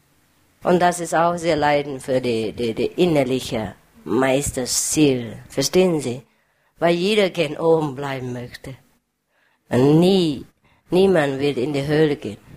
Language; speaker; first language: German; non-native, learner; Vietnamese